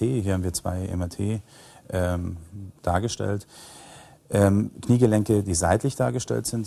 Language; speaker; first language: German; native; German